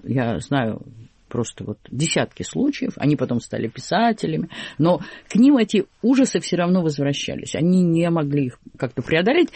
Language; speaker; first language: Russian; native; Russian